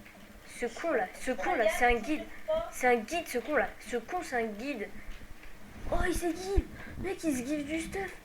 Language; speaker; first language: French; native; French